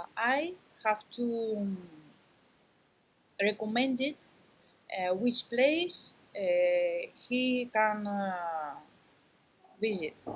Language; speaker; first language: English; non-native, learner; Spanish